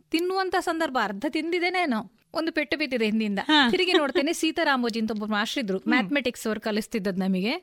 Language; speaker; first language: Kannada; native; Kannada